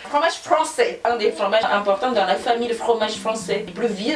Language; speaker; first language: French; non-native, fluent; Indonesian